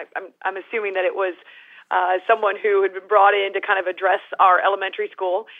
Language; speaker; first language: English; native; English